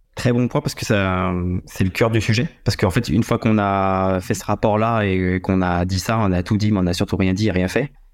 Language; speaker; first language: French; native; French